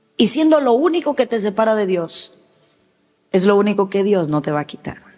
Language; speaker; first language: Spanish; native; Spanish